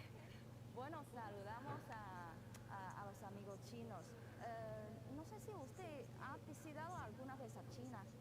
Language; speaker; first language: Spanish; non-native, fluent; Chinese